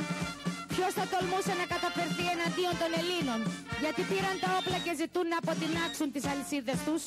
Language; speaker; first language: Greek; native; Greek